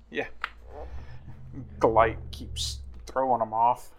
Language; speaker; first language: English; native; English